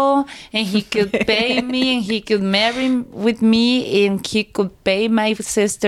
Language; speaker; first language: English; non-native, learner; Spanish